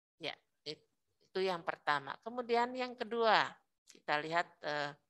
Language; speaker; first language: Indonesian; native; Indonesian